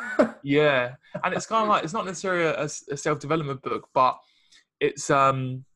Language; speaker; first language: English; native; English